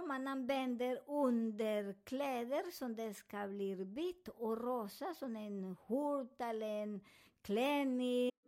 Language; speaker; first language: Swedish; non-native, learner; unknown